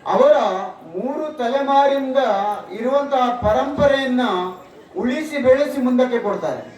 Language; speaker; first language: Kannada; native; Kannada